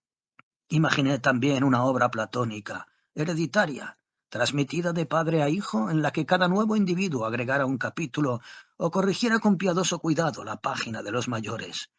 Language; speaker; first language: Spanish; native; Spanish